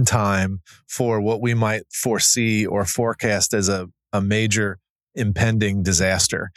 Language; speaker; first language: English; native; English